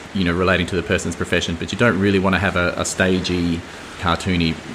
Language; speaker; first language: English; native; English